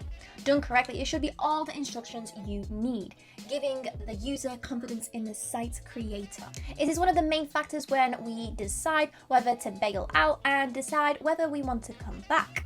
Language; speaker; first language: English; non-native, fluent; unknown